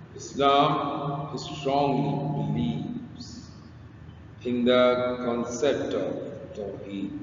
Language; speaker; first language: English; non-native, local second language; Urdu